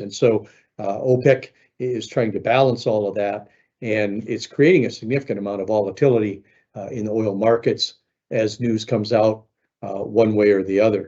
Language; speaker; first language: English; native; English